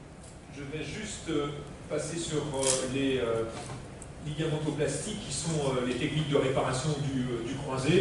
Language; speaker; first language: French; native; French